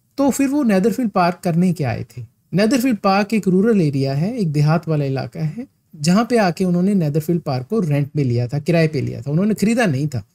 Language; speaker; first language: Hindi; non-native, local second language; Punjabi